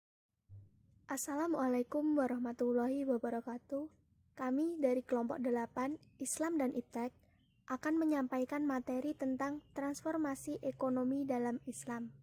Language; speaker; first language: Indonesian; native; Indonesian